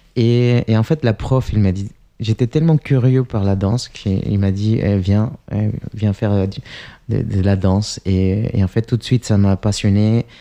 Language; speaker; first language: French; non-native, fluent; Spanish